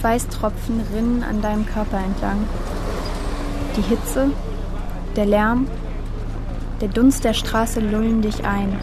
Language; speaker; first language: German; native; German